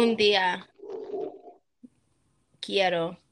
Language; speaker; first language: Spanish; non-native, learner; English